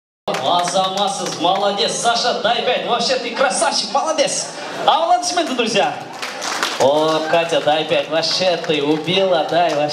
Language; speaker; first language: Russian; non-native, local second language; Kyrgyz